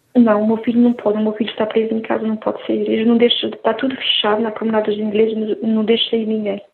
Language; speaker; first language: Portuguese; early bilingual, heritage; Portuguese